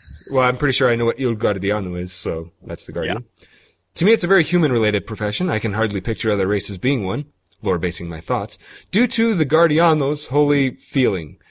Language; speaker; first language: English; native; English